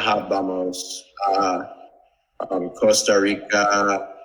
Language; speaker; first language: Spanish; non-native, learner; English